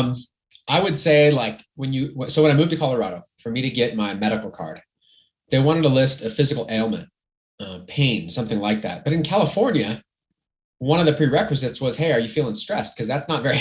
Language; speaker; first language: English; native; English